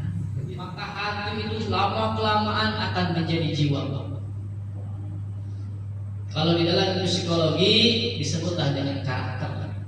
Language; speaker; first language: Indonesian; native; Indonesian